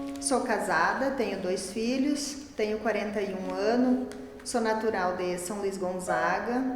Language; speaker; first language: Portuguese; native; Portuguese